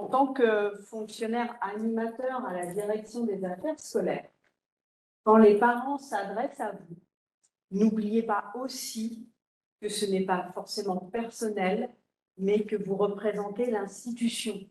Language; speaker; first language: French; native; French